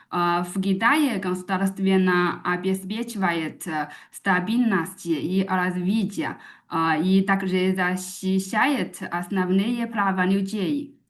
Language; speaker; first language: Russian; non-native, learner; Chinese